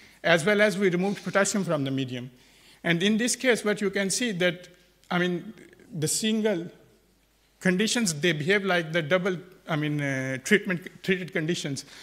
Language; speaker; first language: English; non-native, fluent; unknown